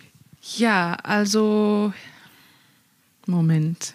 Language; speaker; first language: German; non-native, fluent; Persian